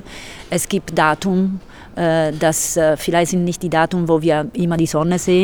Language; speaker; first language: German; non-native, fluent; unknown